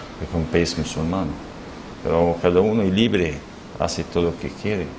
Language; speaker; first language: Spanish; non-native, learner; Arabic